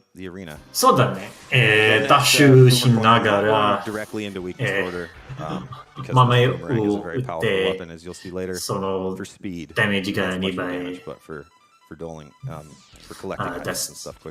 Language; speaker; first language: Japanese; non-native, learner; English